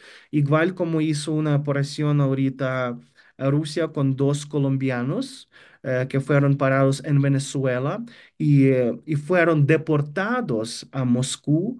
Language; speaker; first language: Spanish; non-native, fluent; Ukrainian